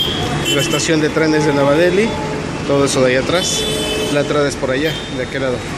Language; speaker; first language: Spanish; native; Spanish